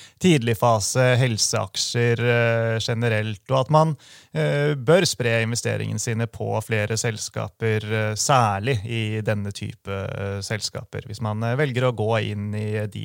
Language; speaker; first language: Norwegian; native; Norwegian